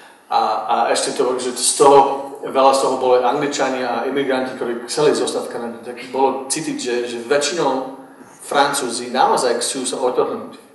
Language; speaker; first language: Slovak; non-native, fluent; English